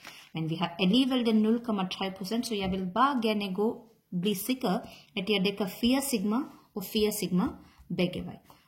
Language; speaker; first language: Danish; non-native, learner; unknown